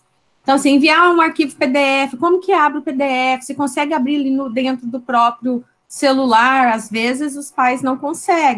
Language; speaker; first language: Portuguese; native; Portuguese